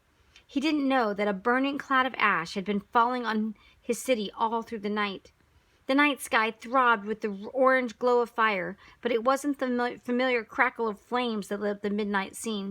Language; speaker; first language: English; native; English